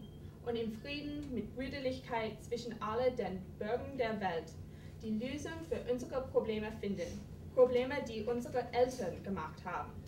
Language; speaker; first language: German; non-native, fluent; English